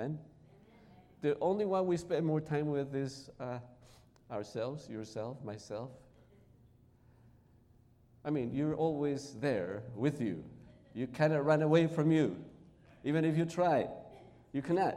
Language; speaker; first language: English; non-native, fluent; Spanish